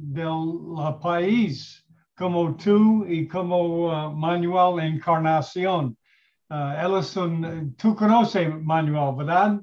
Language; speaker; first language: Spanish; non-native, learner; English